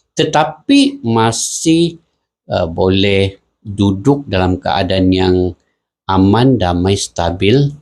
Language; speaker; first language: Malay; native; Malay